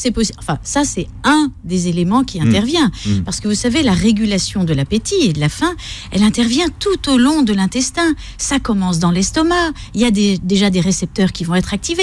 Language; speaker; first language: French; native; French